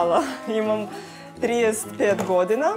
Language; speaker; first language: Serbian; non-native, learner; Russian